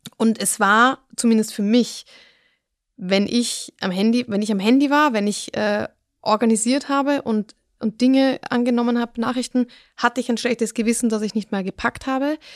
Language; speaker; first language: German; native; German